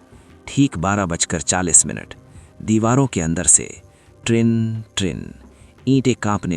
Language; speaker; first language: Hindi; native; Hindi